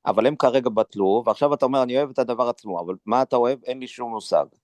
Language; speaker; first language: Hebrew; native; Hebrew